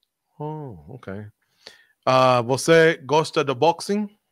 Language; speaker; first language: Portuguese; non-native, learner; English